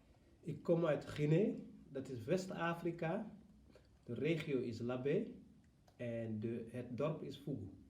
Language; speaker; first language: Dutch; non-native, fluent; Fula